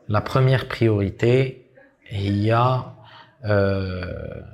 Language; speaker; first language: French; non-native, local second language; Arabic